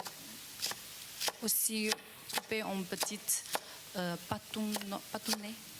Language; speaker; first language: French; non-native, learner; Chinese